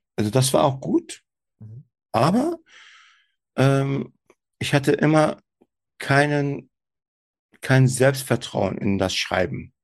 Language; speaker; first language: German; early bilingual, other home language; Turkish